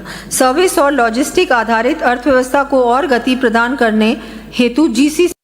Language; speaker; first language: Hindi; native; Hindi